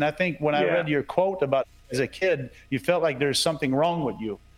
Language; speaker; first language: English; non-native, fluent; French